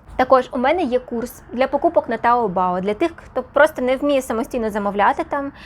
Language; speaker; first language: Ukrainian; non-native, local second language; Russian